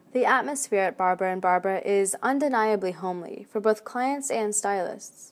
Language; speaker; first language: English; native; English